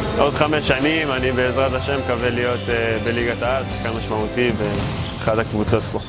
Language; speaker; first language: Hebrew; native; Hebrew